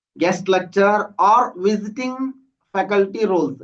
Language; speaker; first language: English; non-native, local second language; Kannada